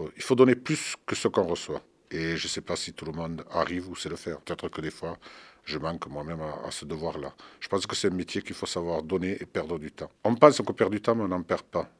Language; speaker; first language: French; early bilingual, other home language; Arabic